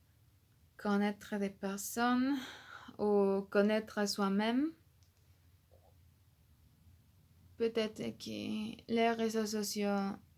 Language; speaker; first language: French; non-native, learner; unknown